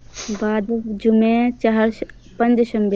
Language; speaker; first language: Persian; non-native, learner; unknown